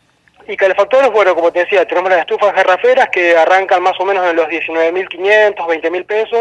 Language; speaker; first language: Spanish; native; Spanish